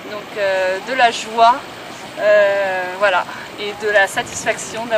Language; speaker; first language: French; native; French